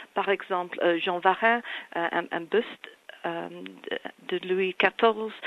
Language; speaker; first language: French; non-native, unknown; English